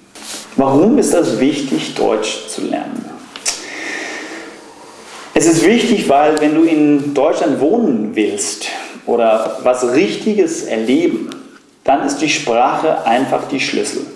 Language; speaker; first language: German; non-native, fluent; Danish